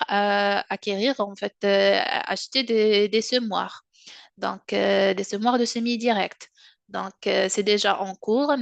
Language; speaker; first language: French; non-native, local second language; Arabic